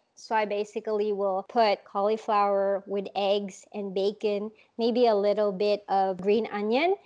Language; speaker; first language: English; non-native, local second language; Filipino